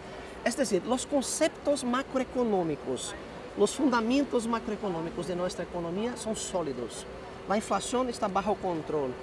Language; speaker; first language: Spanish; early bilingual, heritage; Spanish